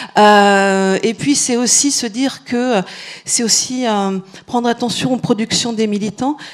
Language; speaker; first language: French; native; French